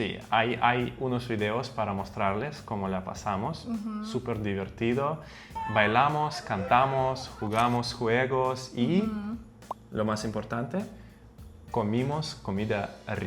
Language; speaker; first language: Spanish; non-native, fluent; Russian